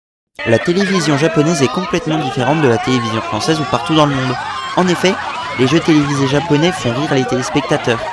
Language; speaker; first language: French; native; French